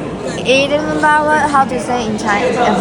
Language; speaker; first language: English; non-native, learner; Chinese